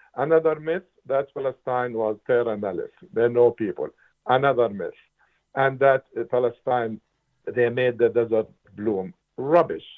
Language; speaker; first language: English; non-native, fluent; Arabic